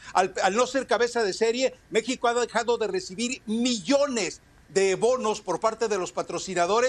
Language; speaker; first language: Spanish; native; Spanish